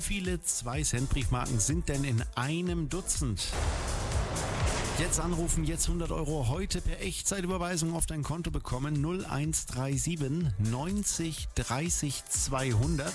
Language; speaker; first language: German; native; German